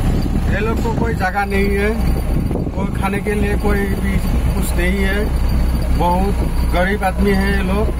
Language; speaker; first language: Hindi; non-native, local second language; Bangla